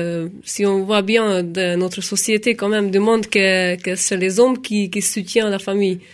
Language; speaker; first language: French; non-native, fluent; Hungarian